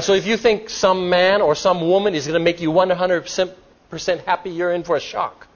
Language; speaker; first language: English; native; English